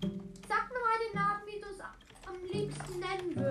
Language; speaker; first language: German; native; German